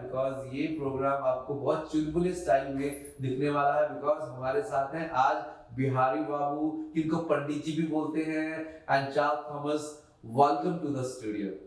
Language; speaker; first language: Hindi; native; Hindi